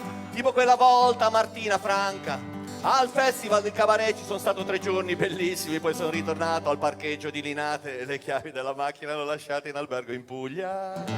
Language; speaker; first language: Italian; native; Italian